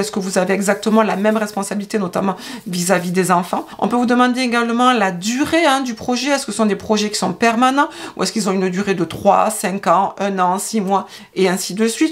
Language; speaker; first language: French; native; French